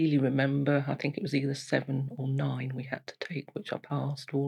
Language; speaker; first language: English; native; English